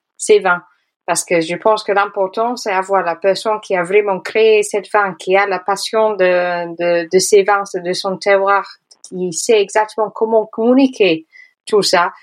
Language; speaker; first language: French; non-native, fluent; English